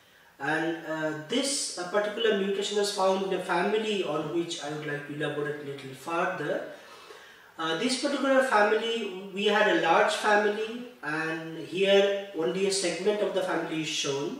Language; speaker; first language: English; non-native, local second language; Bangla